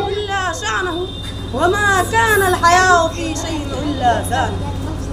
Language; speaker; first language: Arabic; non-native, learner; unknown